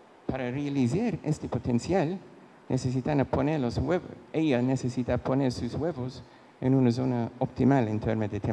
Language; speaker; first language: Spanish; non-native, fluent; English